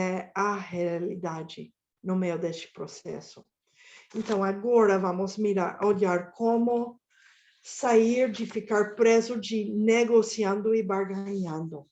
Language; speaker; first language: Portuguese; non-native, fluent; Spanish